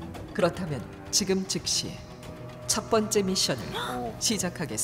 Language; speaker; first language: Korean; native; Korean